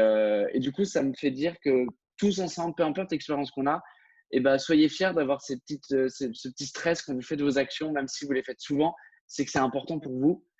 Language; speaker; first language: French; native; French